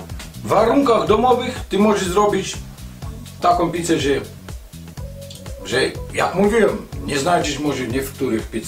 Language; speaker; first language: Polish; non-native, learner; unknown